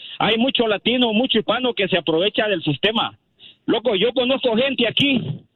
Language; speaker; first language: Spanish; native; Spanish